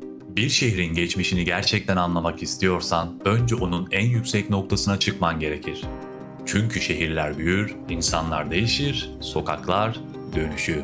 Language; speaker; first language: Turkish; native; Turkish